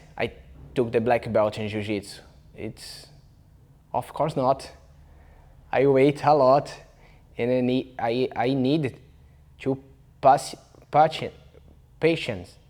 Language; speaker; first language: English; non-native, learner; Portuguese